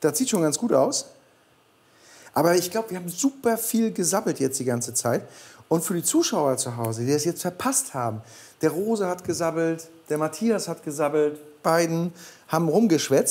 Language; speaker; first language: German; native; German